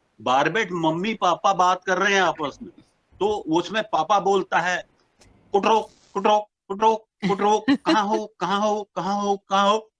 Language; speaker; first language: Hindi; non-native, local second language; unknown